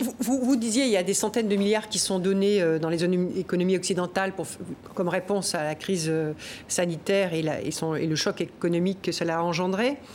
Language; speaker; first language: French; native; French